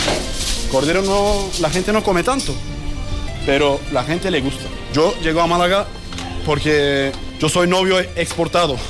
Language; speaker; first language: Spanish; non-native, learner; Turkish